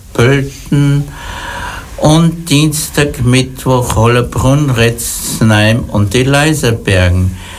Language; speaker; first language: German; native; German